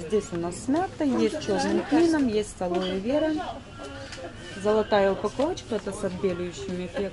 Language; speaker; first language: Russian; native; Russian